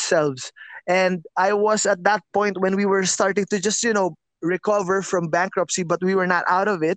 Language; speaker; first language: English; non-native, local second language; Filipino